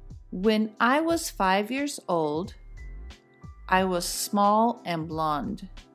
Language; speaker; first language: English; native; English